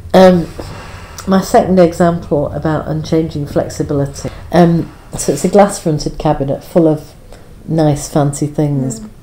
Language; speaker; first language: English; native; English